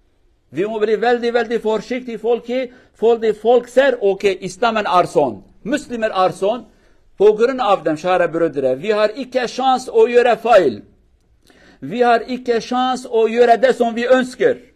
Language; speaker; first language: Norwegian; non-native, learner; Kurdish